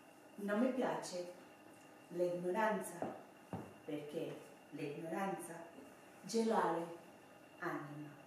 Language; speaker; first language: Italian; non-native, learner; Swedish